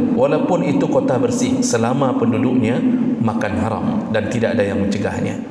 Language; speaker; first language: Malay; non-native, local second language; Achinese